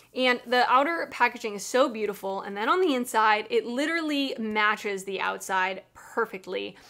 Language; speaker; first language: English; native; English